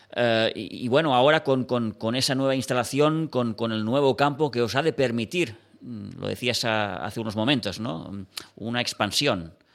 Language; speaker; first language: Spanish; non-native, local second language; Catalan